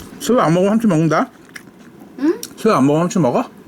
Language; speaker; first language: Korean; native; Korean